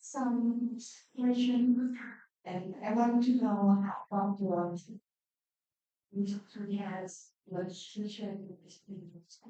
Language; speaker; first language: English; non-native, learner; Thai